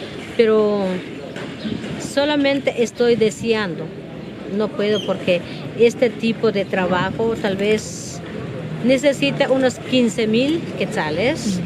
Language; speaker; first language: Spanish; non-native, local second language; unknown